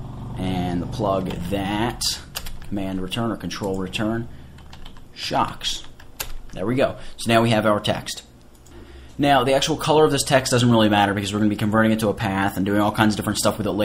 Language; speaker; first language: English; native; English